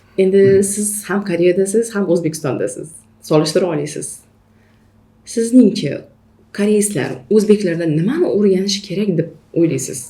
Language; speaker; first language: Uzbek; native; Uzbek